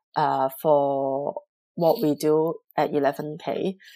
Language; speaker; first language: English; non-native, local second language; Cantonese